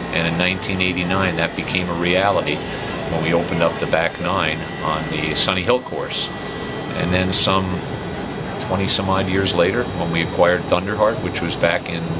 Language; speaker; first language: English; native; English